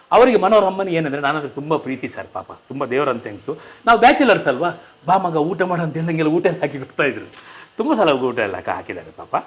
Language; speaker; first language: Kannada; non-native, local second language; Tulu